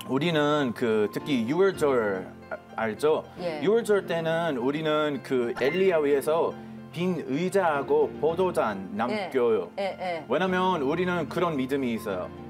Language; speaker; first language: Korean; non-native, fluent; Hebrew